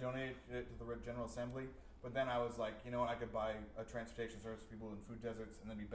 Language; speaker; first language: English; native; English